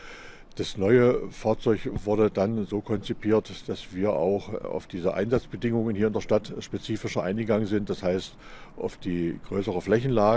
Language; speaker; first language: German; native; German